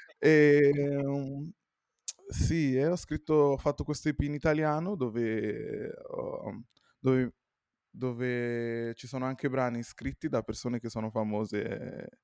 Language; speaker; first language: Italian; native; Italian